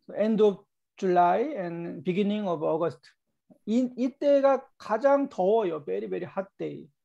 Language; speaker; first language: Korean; native; Korean